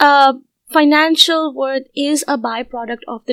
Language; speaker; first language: English; non-native, local second language; Hindi